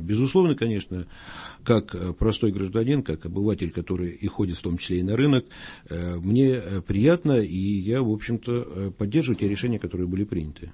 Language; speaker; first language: Russian; native; Russian